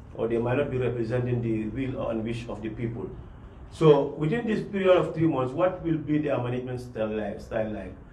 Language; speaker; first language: English; non-native, local second language; Mandingo